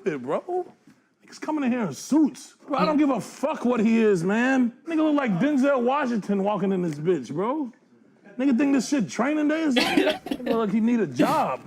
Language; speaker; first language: English; native; English